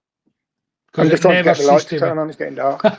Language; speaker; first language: English; native; English